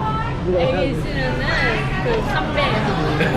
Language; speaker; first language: Korean; non-native, learner; Vietnamese